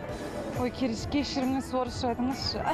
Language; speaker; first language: Kazakh; non-native, local second language; Russian